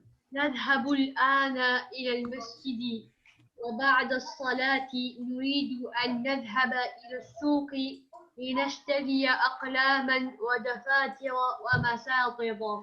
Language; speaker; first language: Arabic; non-native, learner; English